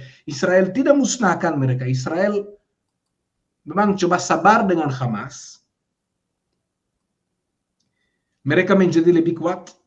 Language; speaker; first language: Indonesian; non-native, fluent; Hebrew